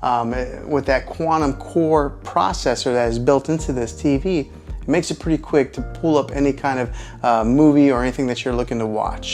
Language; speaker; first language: English; native; English